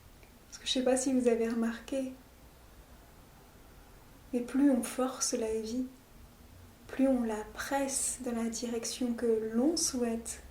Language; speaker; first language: French; native; French